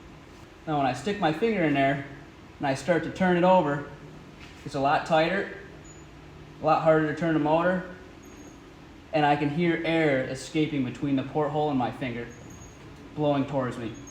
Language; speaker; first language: English; native; English